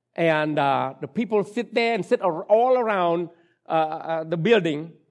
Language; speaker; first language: English; non-native, fluent; Khmer